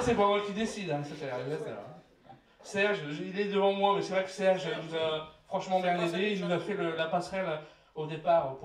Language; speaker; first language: French; native; French